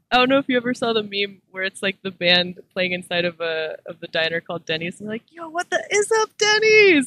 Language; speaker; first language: English; early bilingual, other home language; Spanish